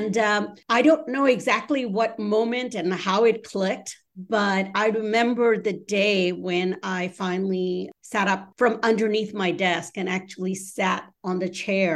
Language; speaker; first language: English; early bilingual, other home language; Bangla